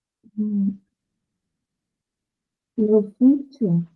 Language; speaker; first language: English; non-native, learner; Portuguese